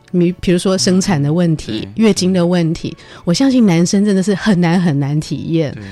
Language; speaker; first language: Chinese; early bilingual, heritage; Chinese